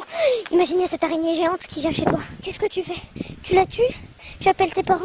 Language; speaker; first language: French; native; French